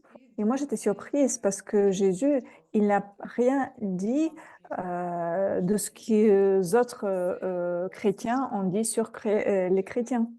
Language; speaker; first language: French; non-native, fluent; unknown